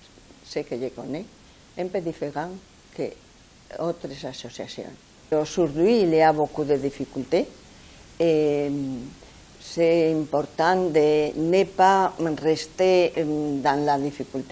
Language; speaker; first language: French; non-native, fluent; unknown